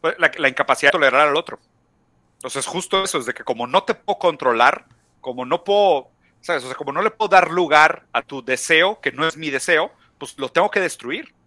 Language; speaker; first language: Spanish; non-native, fluent; Portuguese